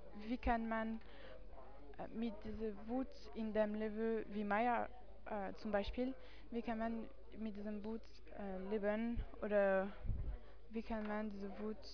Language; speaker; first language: German; non-native, learner; French